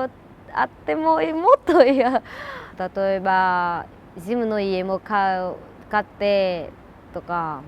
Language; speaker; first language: Japanese; non-native, learner; Vietnamese